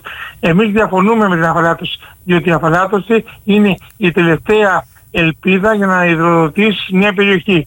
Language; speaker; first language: Greek; native; Greek